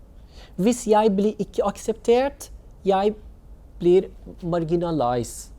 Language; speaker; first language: Norwegian; non-native, learner; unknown